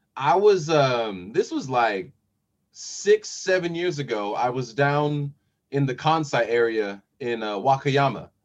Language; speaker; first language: English; native; English